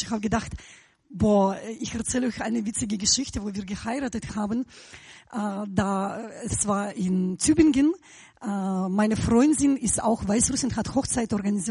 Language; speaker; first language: German; non-native, fluent; Russian